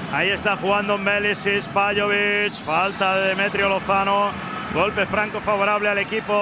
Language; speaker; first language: Spanish; native; Spanish